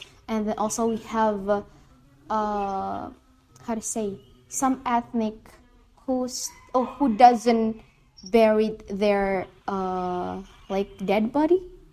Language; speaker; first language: English; non-native, fluent; Indonesian